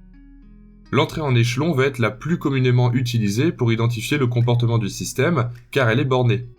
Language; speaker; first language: French; native; French